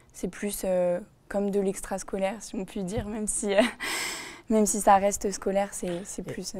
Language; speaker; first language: French; native; French